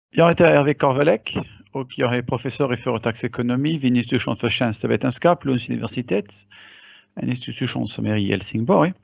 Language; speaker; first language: Swedish; non-native, fluent; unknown